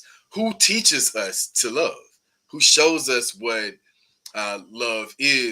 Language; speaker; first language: English; native; English